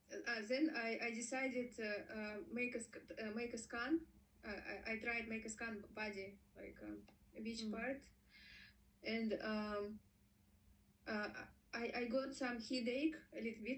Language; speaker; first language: English; non-native, learner; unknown